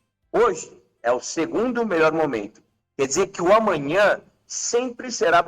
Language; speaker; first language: Portuguese; native; Portuguese